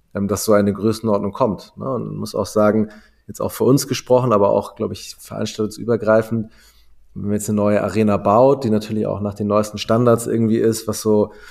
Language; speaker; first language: German; native; German